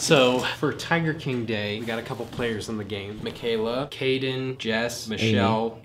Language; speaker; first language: English; native; English